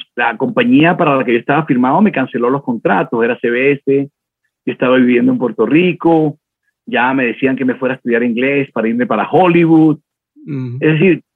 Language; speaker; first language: Spanish; native; Spanish